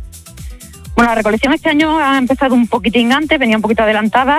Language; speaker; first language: Spanish; native; Spanish